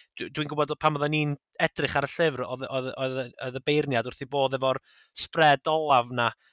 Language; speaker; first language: Welsh; native; Welsh